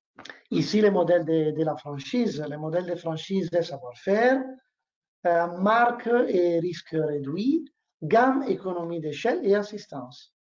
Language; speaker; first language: French; non-native, learner; Italian